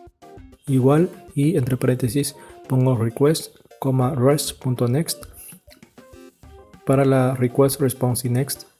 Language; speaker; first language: Spanish; native; Spanish